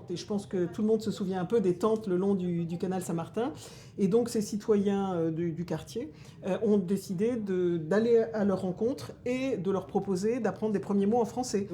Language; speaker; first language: French; native; French